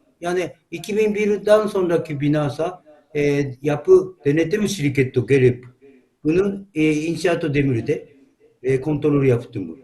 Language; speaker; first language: Turkish; non-native, learner; Japanese